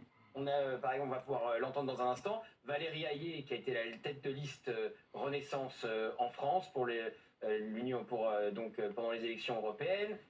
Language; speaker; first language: French; native; French